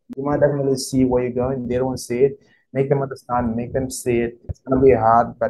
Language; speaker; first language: English; non-native, local second language; Krio